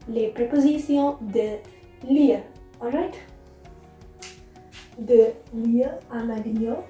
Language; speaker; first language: French; non-native, learner; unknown